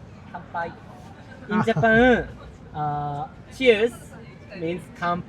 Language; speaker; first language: English; non-native, learner; Japanese